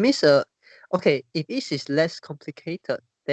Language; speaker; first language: English; non-native, learner; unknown